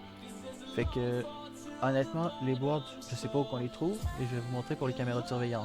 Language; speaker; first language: French; native; French